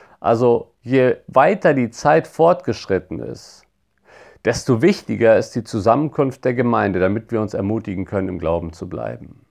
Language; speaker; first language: German; native; German